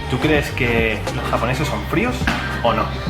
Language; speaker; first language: Spanish; native; Spanish